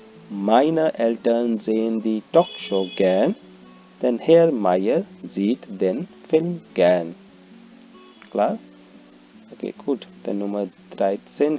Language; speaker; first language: German; non-native, fluent; Hindi